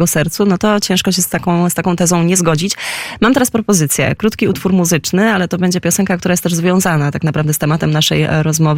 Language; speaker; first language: Polish; native; Polish